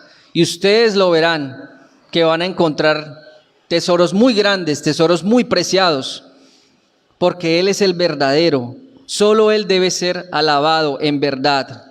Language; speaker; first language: Spanish; native; Spanish